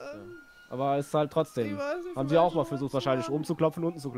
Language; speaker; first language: German; native; German